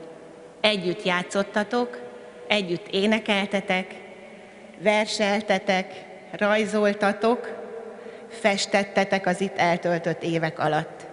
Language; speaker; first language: Hungarian; native; Hungarian